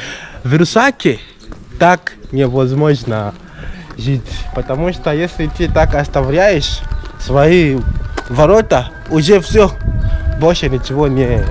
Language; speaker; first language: Russian; non-native, fluent; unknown